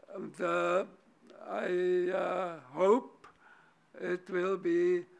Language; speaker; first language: English; non-native, fluent; German